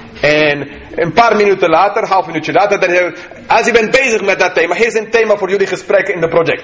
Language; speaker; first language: Dutch; non-native, fluent; English